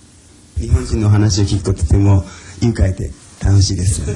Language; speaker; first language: Japanese; non-native, fluent; Chinese